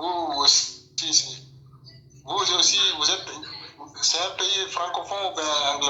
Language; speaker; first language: French; non-native, local second language; Bambara